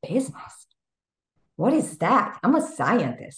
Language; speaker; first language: English; non-native, fluent; Czech